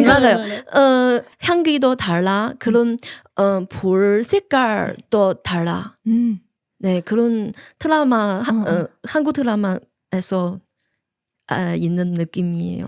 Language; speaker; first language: Korean; non-native, learner; Chinese